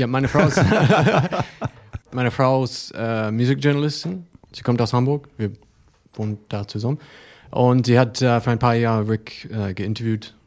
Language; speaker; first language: German; non-native, learner; English